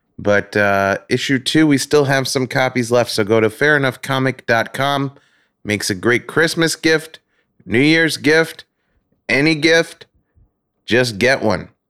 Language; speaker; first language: English; native; English